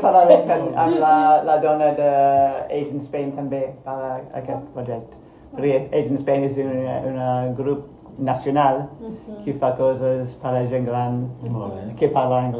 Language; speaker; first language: Catalan; non-native, learner; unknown